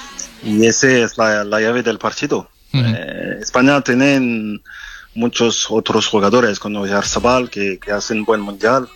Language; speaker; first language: Spanish; non-native, fluent; French